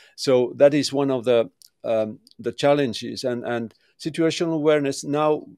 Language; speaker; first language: English; non-native, fluent; Finnish